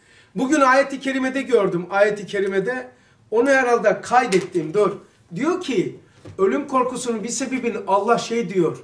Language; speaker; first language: Turkish; native; Turkish